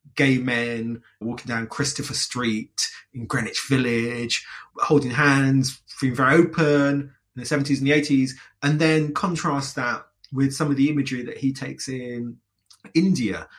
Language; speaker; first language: English; native; English